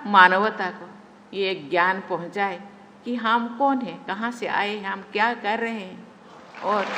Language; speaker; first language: Hindi; non-native, local second language; Santali